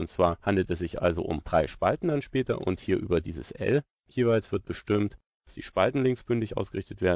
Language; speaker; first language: German; native; German